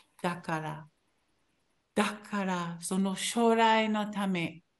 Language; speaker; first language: Japanese; non-native, fluent; Hebrew